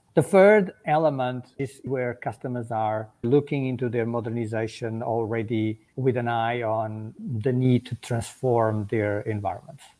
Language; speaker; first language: English; non-native, fluent; Portuguese